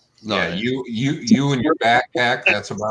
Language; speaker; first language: English; native; English